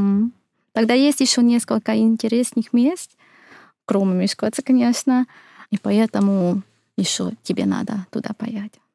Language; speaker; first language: Russian; non-native, fluent; Hungarian